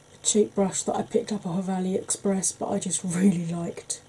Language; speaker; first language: English; native; English